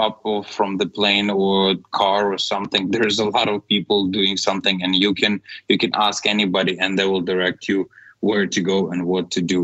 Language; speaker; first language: English; non-native, fluent; Ukrainian